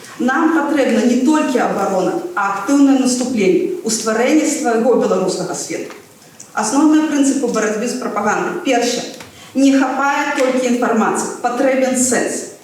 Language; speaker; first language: Belarusian; non-native, local second language; Russian